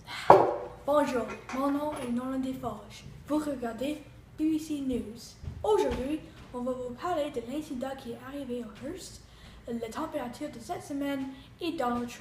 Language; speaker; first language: French; native; French